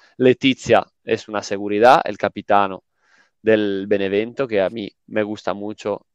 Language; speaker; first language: Spanish; non-native, fluent; Italian